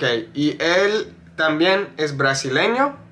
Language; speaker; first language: Portuguese; non-native, learner; English